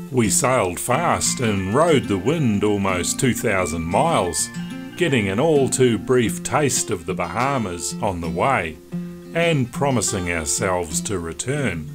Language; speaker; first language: English; native; English